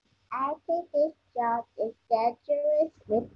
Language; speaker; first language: English; non-native, learner; Vietnamese